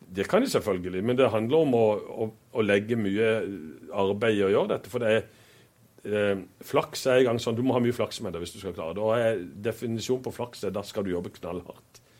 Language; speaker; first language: Norwegian; native; Norwegian